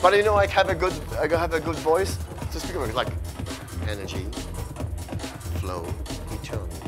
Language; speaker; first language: English; non-native, fluent; German